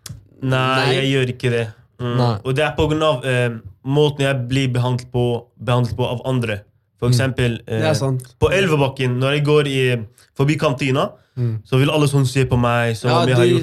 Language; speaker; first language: Norwegian; non-native, fluent; Arabic